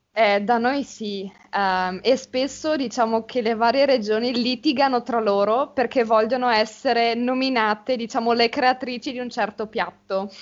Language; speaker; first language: Italian; native; Italian